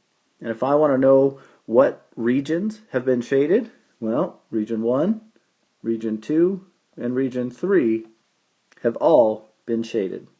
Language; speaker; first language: English; native; English